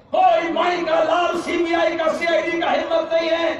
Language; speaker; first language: Hindi; non-native, local second language; Bangla